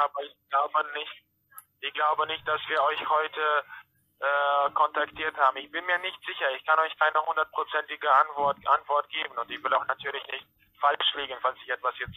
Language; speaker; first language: German; non-native, fluent; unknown